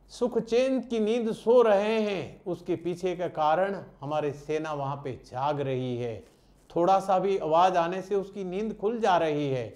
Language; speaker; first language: Hindi; non-native, local second language; Gujarati